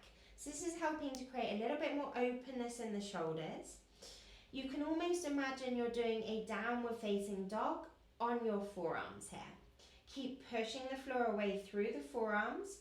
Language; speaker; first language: English; native; English